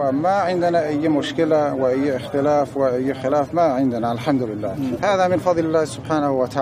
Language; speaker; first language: Arabic; non-native, fluent; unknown